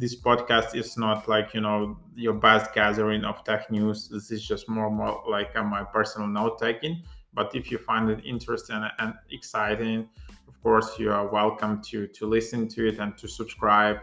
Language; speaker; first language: English; non-native, fluent; Ukrainian